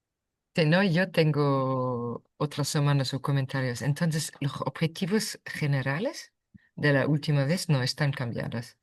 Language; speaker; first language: Spanish; non-native, fluent; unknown